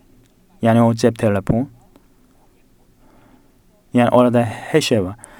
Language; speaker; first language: Turkish; non-native, fluent; Korean